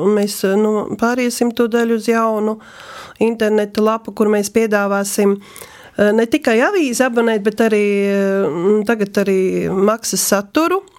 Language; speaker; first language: Latvian; native; Latvian